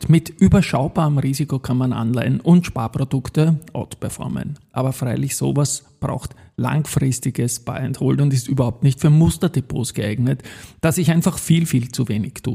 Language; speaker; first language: German; native; German